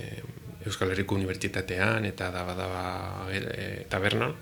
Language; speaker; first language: Basque; non-native, learner; Spanish